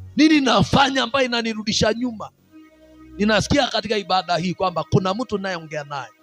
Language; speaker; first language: Swahili; non-native, local second language; Masai